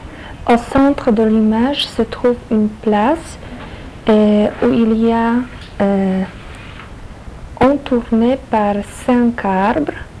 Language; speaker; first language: French; non-native, learner; Polish